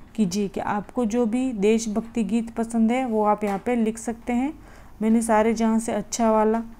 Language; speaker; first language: Hindi; non-native, local second language; Gujarati